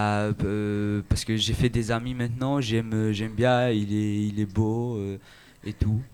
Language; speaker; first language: French; non-native, learner; Albanian